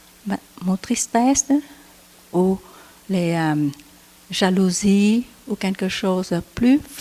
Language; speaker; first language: French; non-native, learner; Vietnamese